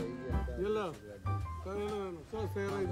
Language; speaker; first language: Arabic; non-native, learner; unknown